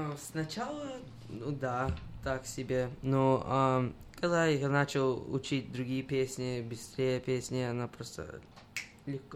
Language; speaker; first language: Russian; early bilingual, heritage; Russian